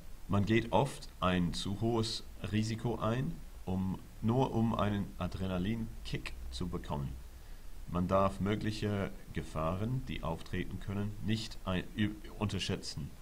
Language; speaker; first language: German; non-native, fluent; English